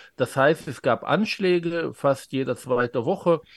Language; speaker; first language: German; non-native, fluent; Arabic